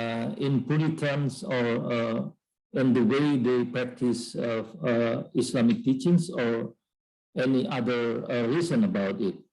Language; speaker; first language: English; non-native, learner; Indonesian